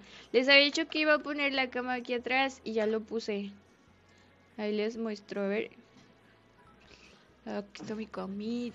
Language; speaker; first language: Spanish; native; Spanish